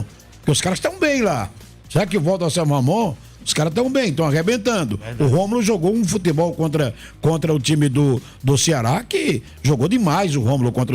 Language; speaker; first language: Portuguese; native; Portuguese